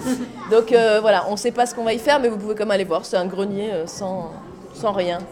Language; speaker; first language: French; native; French